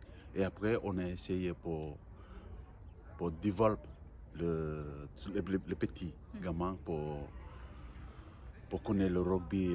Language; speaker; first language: French; non-native, learner; Fijian